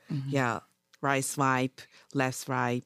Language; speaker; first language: English; non-native, learner; Japanese